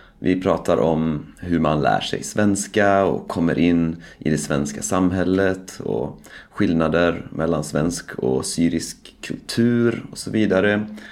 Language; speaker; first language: Swedish; native; Swedish